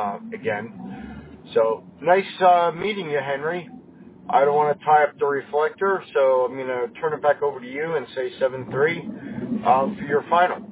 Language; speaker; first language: English; native; English